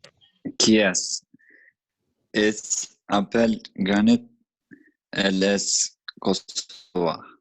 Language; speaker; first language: French; non-native, learner; Albanian